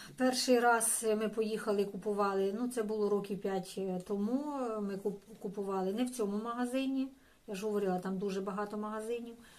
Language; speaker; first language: Ukrainian; non-native, local second language; Russian